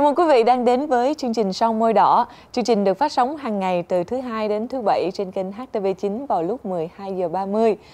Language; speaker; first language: Vietnamese; native; Vietnamese